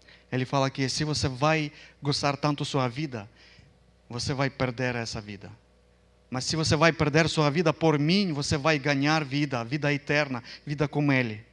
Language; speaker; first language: Portuguese; non-native, fluent; Ukrainian